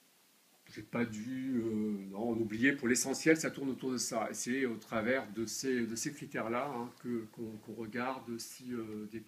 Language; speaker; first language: French; native; French